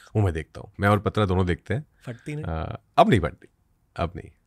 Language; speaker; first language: Hindi; native; Hindi